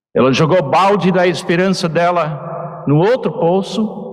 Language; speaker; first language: Portuguese; non-native, fluent; English